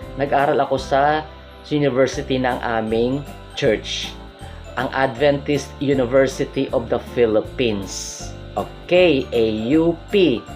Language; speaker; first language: Filipino; non-native, local second language; Hiligaynon